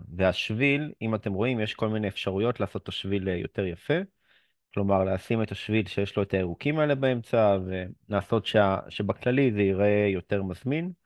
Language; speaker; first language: Hebrew; native; Hebrew